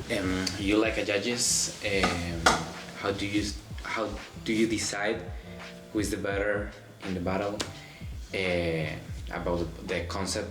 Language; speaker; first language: English; non-native, learner; Spanish